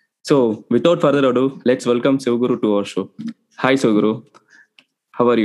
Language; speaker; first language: English; non-native, local second language; Tamil